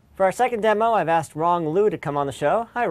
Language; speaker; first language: English; native; English